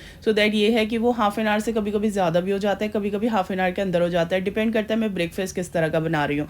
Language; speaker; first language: Hindi; native; Hindi